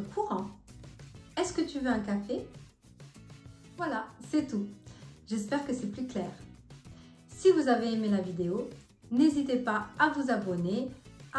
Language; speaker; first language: French; non-native, fluent; Italian